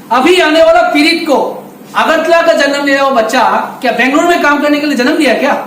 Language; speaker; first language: Hindi; non-native, local second language; Bangla